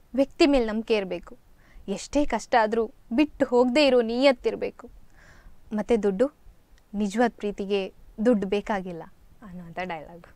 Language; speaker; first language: Kannada; native; Kannada